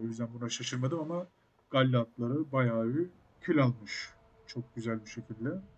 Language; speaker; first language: Turkish; native; Turkish